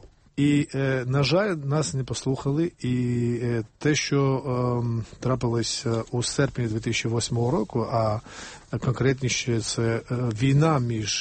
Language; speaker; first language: Ukrainian; non-native, fluent; Georgian